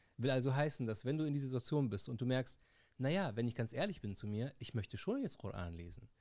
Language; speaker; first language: German; early bilingual, heritage; Arabic